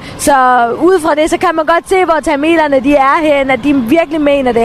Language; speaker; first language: Danish; early bilingual, other home language; Tamil